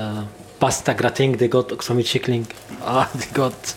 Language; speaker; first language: Swedish; non-native, learner; Arabic